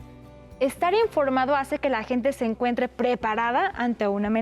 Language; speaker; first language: Spanish; native; Spanish